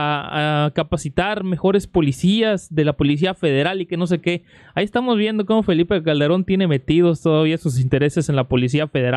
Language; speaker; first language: Spanish; native; Spanish